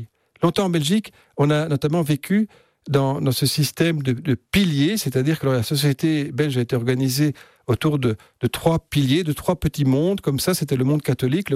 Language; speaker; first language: French; native; French